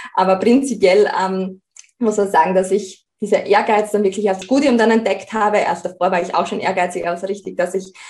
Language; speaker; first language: German; native; German